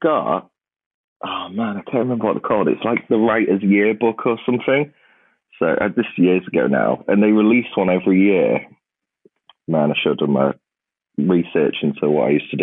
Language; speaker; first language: English; native; English